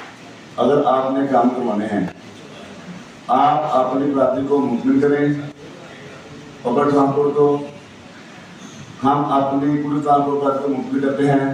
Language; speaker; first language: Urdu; non-native, local second language; Punjabi